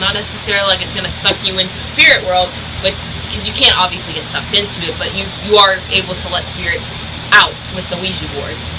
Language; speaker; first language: English; native; English